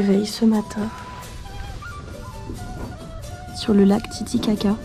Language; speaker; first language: French; native; French